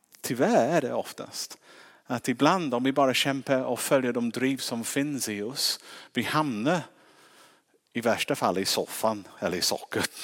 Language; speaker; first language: Swedish; non-native, fluent; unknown